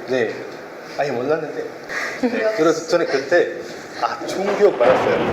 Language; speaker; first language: Korean; non-native, fluent; Arabic